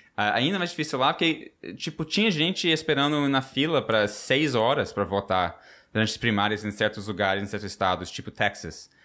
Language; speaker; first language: Portuguese; non-native, fluent; English